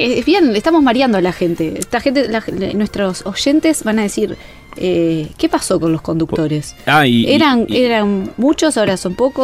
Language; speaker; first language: Spanish; native; Spanish